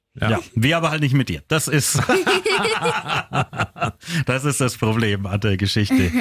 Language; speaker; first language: German; native; German